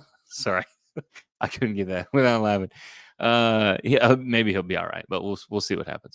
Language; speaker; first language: English; native; English